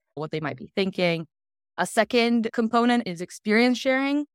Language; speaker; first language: English; non-native, fluent; Portuguese